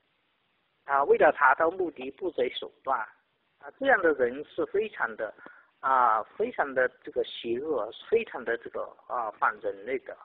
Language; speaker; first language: Chinese; native; Chinese